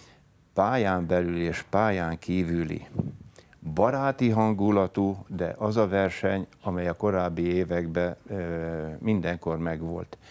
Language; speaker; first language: Hungarian; native; Hungarian